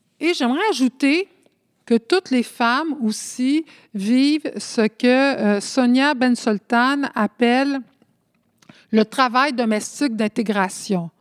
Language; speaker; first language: French; early bilingual, other home language; Spanish